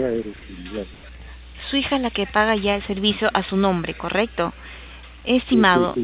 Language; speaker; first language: Spanish; native; Spanish